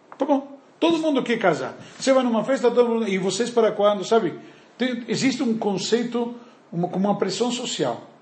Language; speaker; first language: Portuguese; native; Portuguese